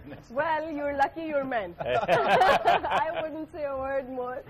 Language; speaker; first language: English; non-native, local second language; Urdu